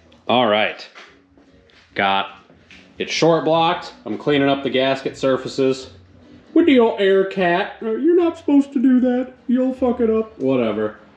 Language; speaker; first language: English; native; English